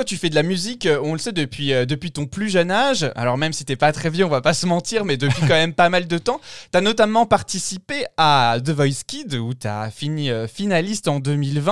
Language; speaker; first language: French; native; French